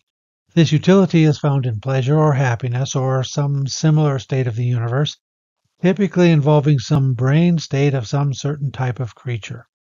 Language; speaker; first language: English; native; English